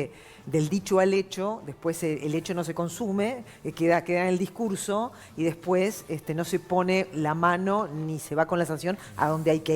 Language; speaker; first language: Spanish; native; Spanish